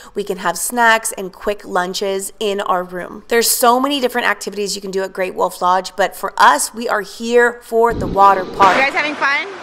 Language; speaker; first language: English; native; English